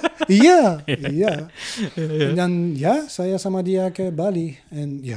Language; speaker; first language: Indonesian; non-native, learner; German